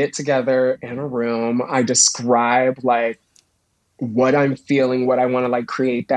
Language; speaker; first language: English; native; English